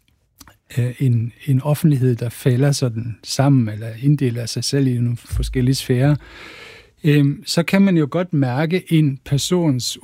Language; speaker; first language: Danish; non-native, fluent; German